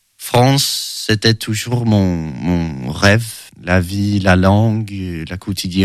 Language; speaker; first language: French; non-native, learner; Swedish